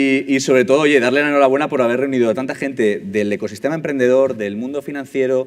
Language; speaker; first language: Spanish; native; Spanish